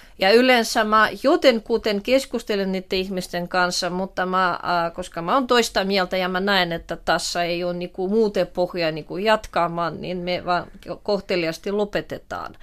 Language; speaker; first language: Finnish; non-native, fluent; Russian